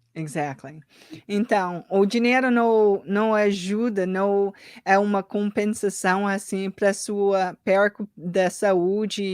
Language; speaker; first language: Portuguese; early bilingual, heritage; English